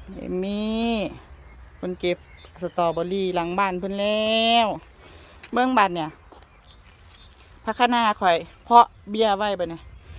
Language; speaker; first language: Thai; native; Thai